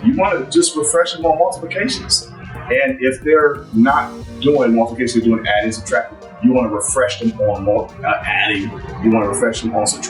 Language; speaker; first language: English; native; English